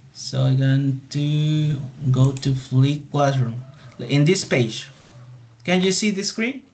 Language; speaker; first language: English; non-native, fluent; Spanish